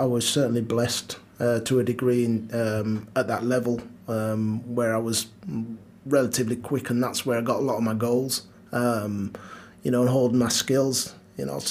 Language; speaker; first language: English; native; English